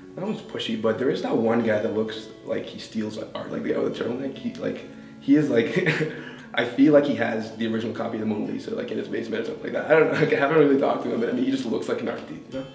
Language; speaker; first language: English; native; English